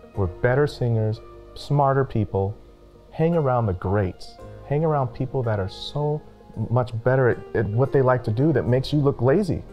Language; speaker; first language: English; native; English